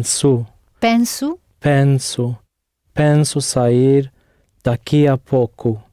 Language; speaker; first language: Portuguese; non-native, learner; English